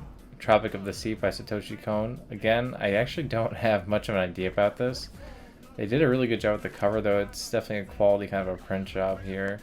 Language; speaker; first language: English; native; English